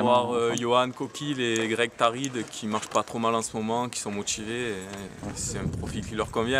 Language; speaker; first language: French; native; French